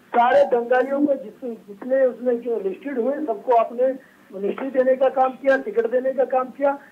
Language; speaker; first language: Hindi; native; Hindi